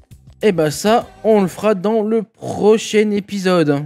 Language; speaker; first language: French; native; French